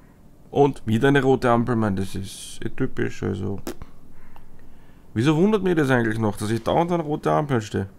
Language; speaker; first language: German; native; German